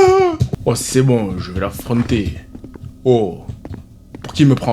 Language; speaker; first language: French; native; French